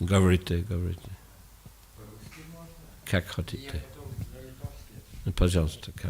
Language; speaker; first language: Russian; non-native, learner; English